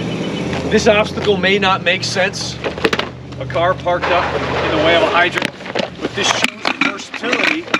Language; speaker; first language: English; native; English